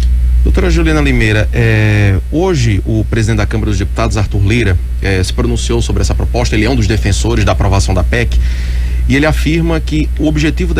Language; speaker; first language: Portuguese; native; Portuguese